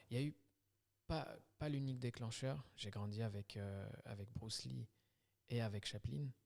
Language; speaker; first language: French; early bilingual, other home language; Kabyle